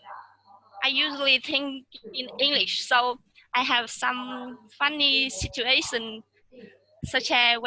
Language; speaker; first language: English; non-native, learner; Vietnamese